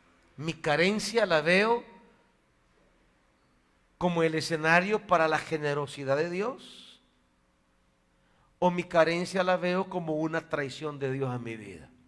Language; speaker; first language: Spanish; native; Spanish